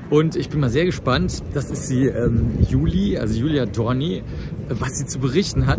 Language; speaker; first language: German; native; German